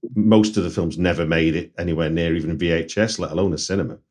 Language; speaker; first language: English; native; English